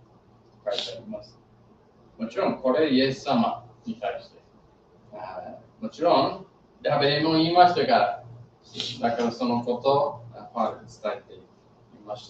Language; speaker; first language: Japanese; non-native, fluent; English